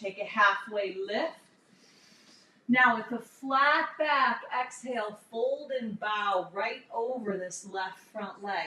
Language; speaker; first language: English; native; English